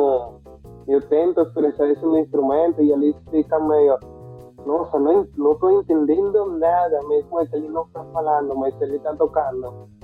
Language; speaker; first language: Portuguese; non-native, fluent; Spanish